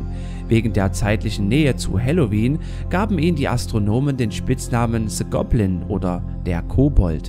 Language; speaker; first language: German; native; German